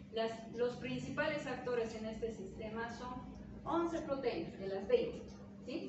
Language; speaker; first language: Spanish; native; Spanish